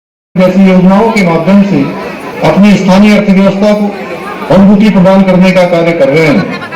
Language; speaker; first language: Hindi; native; Hindi